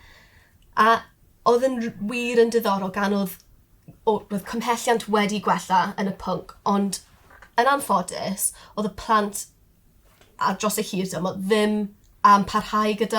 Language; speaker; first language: Welsh; non-native, local second language; English